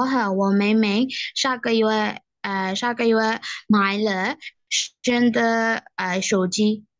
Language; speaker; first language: Chinese; non-native, learner; Thai